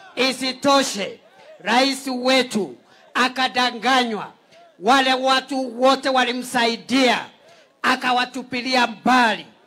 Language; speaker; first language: Swahili; non-native, local second language; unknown